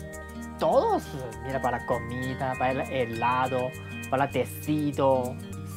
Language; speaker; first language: Spanish; non-native, learner; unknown